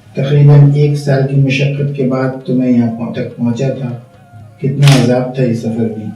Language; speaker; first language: Urdu; native; Urdu